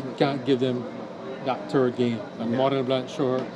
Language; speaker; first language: English; native; English